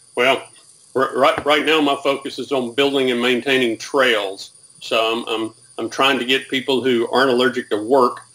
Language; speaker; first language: English; native; English